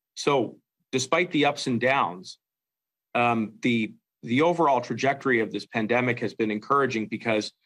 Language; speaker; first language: English; native; English